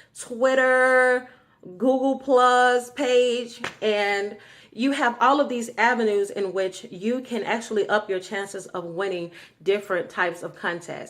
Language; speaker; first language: English; native; English